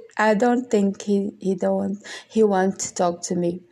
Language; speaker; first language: English; non-native, learner; Portuguese